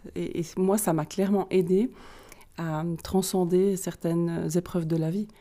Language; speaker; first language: French; native; French